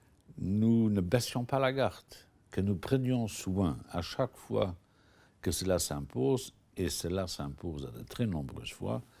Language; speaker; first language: French; non-native, local second language; Luxembourgish